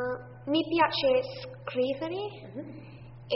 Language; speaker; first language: Italian; non-native, learner; English